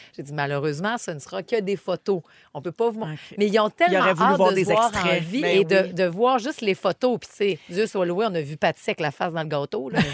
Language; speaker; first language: French; native; French